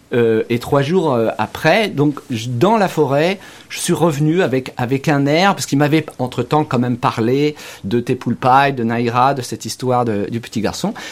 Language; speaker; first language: French; native; French